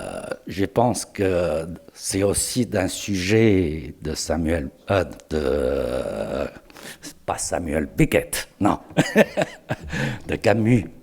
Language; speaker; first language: French; non-native, fluent; Chinese